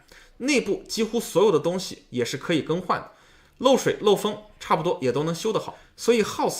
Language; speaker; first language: Chinese; native; Chinese